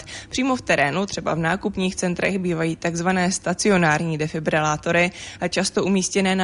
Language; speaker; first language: Czech; native; Czech